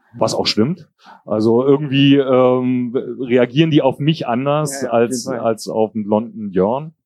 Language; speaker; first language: German; native; German